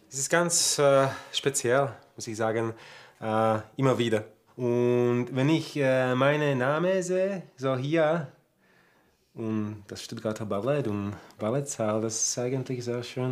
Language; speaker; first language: German; non-native, fluent; Slovak